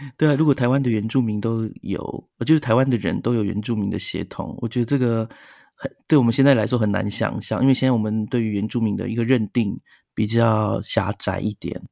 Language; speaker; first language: Chinese; native; Chinese